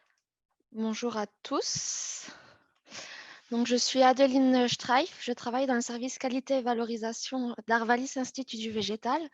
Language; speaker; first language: French; native; French